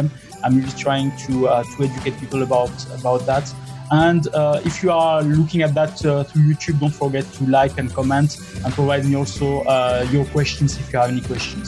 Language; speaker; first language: English; non-native, fluent; French